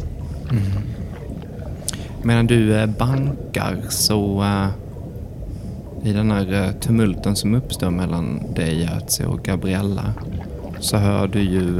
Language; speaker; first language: Swedish; native; Swedish